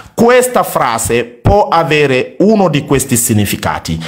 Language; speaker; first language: Italian; non-native, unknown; Mandingo